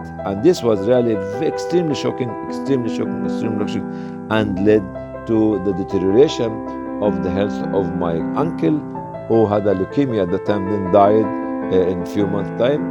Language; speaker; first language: English; non-native, fluent; Arabic